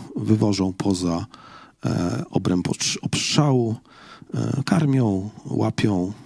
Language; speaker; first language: Polish; native; Polish